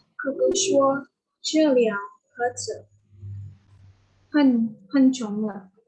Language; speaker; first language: Chinese; non-native, learner; Indonesian